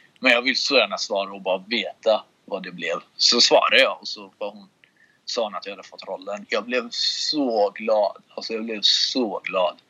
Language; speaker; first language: Swedish; early bilingual, other home language; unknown